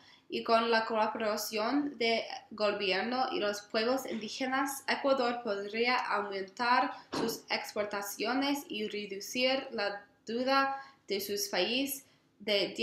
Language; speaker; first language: Spanish; non-native, learner; English